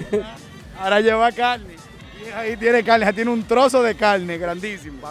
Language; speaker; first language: Spanish; native; Spanish